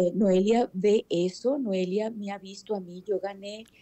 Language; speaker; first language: Spanish; native; Spanish